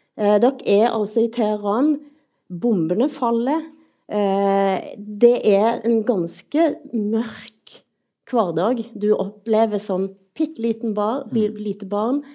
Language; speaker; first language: Norwegian; native; Norwegian